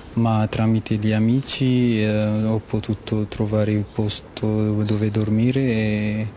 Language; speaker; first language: Italian; non-native, learner; Somali